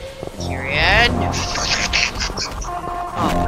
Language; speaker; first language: English; native; English